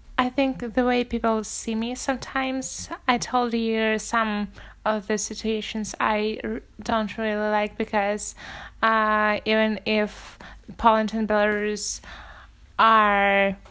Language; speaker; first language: English; non-native, fluent; Russian